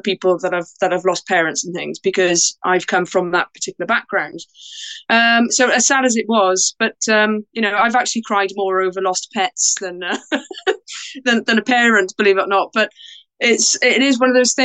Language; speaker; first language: English; native; English